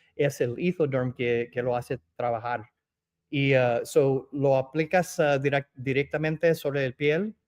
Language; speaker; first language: Spanish; early bilingual, other home language; English